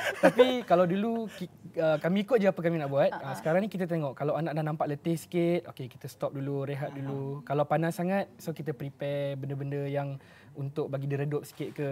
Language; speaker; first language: Malay; native; Malay